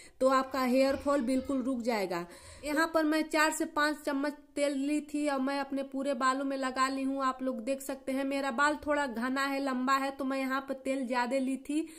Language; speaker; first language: Hindi; native; Hindi